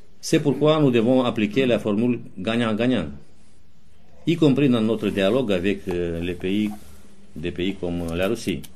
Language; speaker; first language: French; non-native, fluent; Romanian